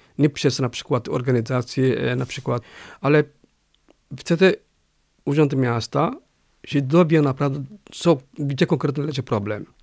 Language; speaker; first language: Polish; non-native, fluent; Somali